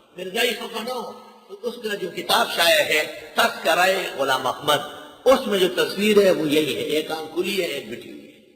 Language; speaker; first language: Urdu; non-native, local second language; Pashto